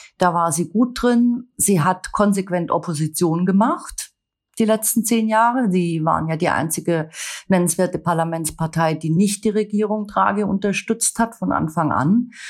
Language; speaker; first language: German; native; German